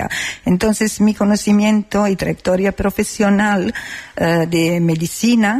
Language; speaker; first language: Spanish; non-native, learner; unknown